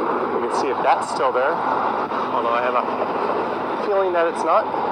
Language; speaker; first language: English; native; English